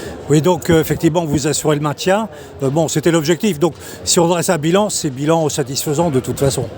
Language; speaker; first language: French; native; French